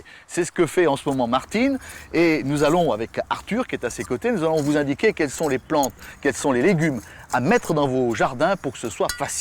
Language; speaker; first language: French; native; French